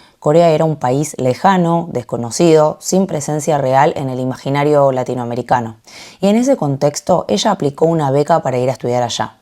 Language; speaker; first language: Spanish; early bilingual, other home language; Korean